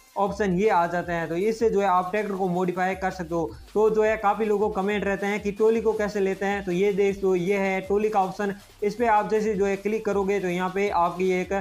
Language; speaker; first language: Hindi; native; Hindi